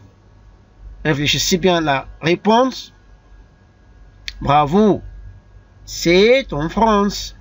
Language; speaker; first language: French; non-native, fluent; Arabic